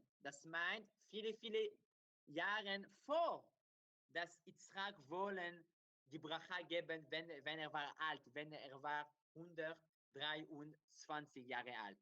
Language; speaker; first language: German; non-native, learner; Hebrew